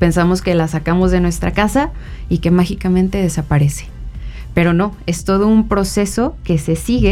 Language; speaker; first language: Spanish; native; Spanish